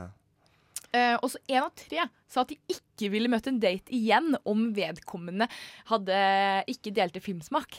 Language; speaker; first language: Norwegian; native; Norwegian